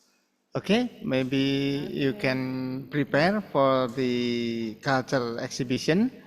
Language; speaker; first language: English; non-native, fluent; Indonesian